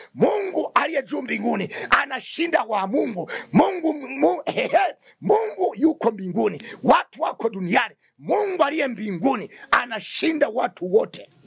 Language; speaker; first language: Swahili; non-native, local second language; Kinyarwanda